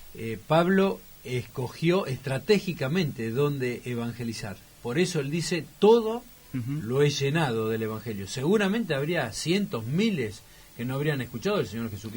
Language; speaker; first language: Spanish; native; Spanish